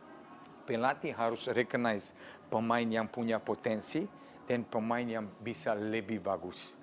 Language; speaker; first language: Indonesian; non-native, fluent; Serbian